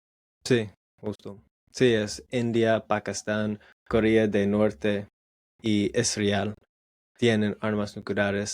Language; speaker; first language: Spanish; non-native, learner; English